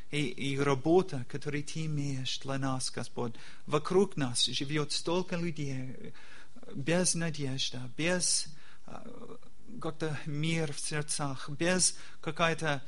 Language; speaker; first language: Russian; non-native, learner; English